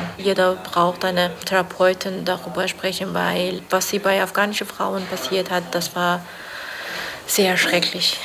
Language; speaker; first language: German; non-native, fluent; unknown